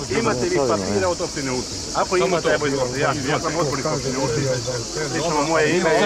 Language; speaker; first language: Serbian; non-native, local second language; Albanian